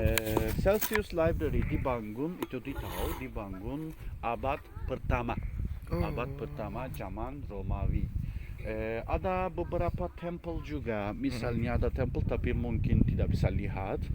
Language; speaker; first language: Indonesian; non-native, fluent; Turkish